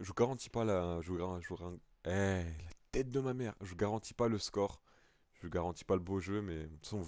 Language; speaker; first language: French; native; French